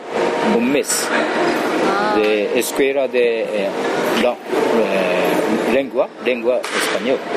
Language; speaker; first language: Spanish; non-native, learner; Japanese